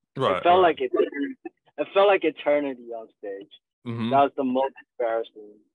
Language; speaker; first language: English; non-native, fluent; Chinese